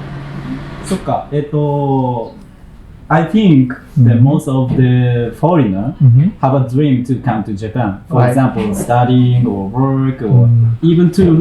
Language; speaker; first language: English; non-native, learner; Japanese